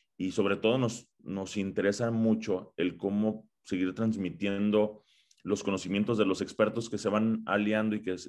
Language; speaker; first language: Spanish; native; Spanish